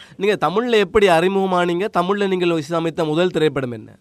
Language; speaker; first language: Tamil; native; Tamil